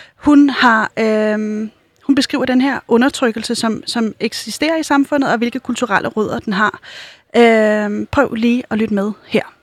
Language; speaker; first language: Danish; native; Danish